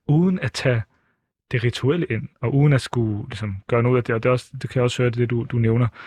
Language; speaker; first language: Danish; early bilingual, other home language; Arabic